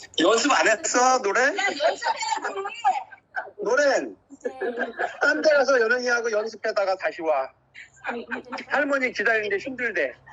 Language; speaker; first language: Korean; native; Korean